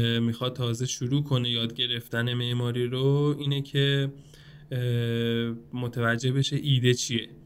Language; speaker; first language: Persian; native; Persian